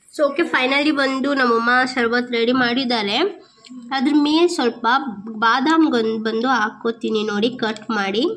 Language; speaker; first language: Kannada; non-native, local second language; Urdu